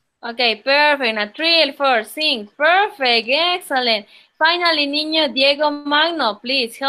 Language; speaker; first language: English; non-native, local second language; Spanish